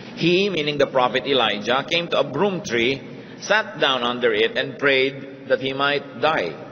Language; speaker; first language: English; non-native, local second language; Filipino